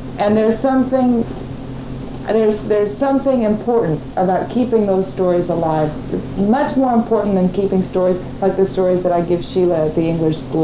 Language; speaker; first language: English; native; English